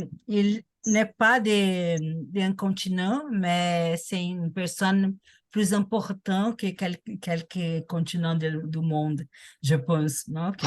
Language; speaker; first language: French; non-native, learner; Portuguese